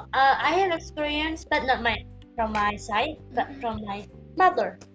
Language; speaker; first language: English; non-native, learner; Indonesian